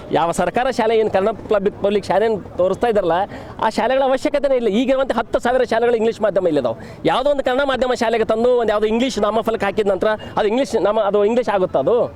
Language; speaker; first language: Kannada; native; Kannada